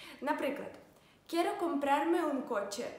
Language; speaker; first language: Spanish; non-native, fluent; Ukrainian